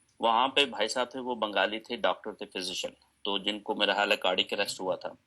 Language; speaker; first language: Urdu; native; Urdu